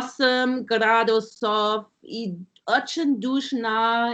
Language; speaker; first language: Russian; non-native, learner; German